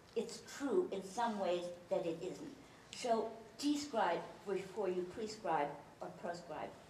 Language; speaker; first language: English; early bilingual, other home language; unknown